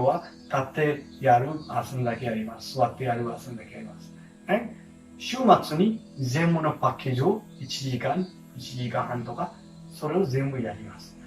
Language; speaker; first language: Japanese; non-native, fluent; Hindi